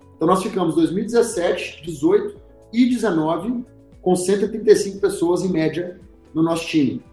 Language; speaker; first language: Portuguese; native; Portuguese